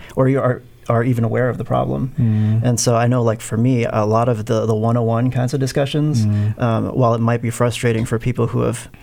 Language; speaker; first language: English; non-native, local second language; Filipino